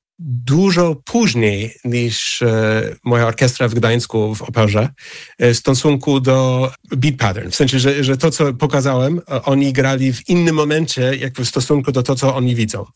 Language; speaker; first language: Polish; non-native, fluent; English